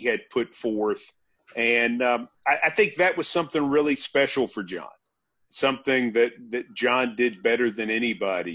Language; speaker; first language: English; native; English